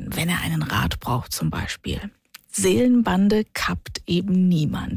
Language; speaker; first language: German; native; German